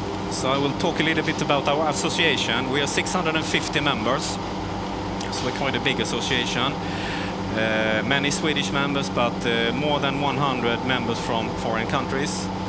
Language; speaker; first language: English; non-native, fluent; Swedish